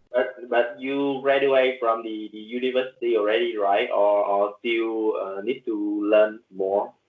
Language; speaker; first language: English; non-native, learner; Vietnamese